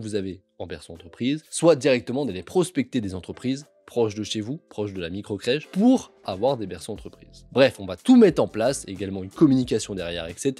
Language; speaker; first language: French; native; French